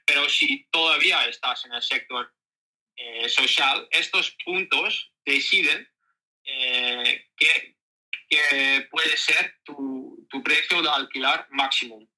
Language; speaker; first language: Spanish; non-native, learner; Dutch